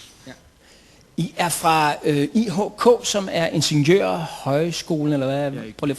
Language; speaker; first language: Danish; native; Danish